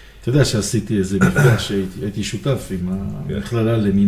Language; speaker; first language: Hebrew; native; Hebrew